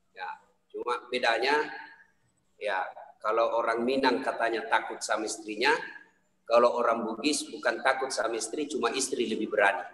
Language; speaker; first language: Indonesian; native; Indonesian